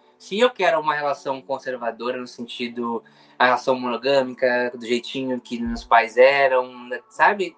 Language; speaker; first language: Portuguese; native; Portuguese